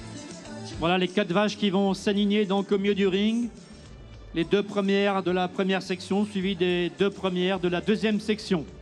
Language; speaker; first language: French; native; French